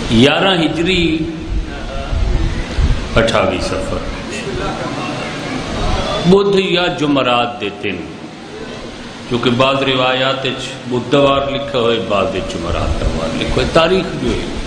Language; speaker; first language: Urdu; non-native, local second language; Punjabi